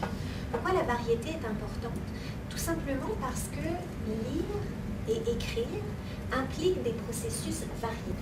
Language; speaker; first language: French; native; French